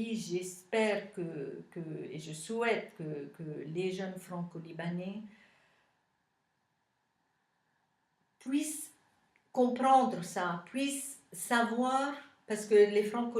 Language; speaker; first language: French; non-native, local second language; Arabic